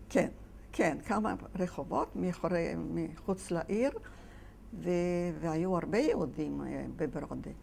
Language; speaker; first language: Hebrew; non-native, fluent; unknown